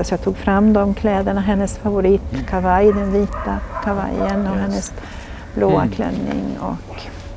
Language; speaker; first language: Swedish; native; Swedish